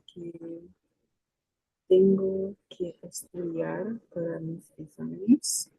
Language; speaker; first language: Spanish; non-native, learner; English